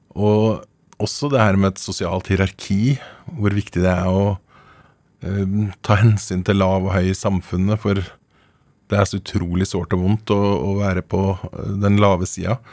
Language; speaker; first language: Norwegian; native; Norwegian